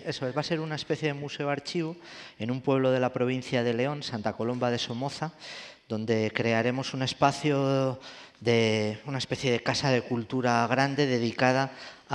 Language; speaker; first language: Spanish; native; Spanish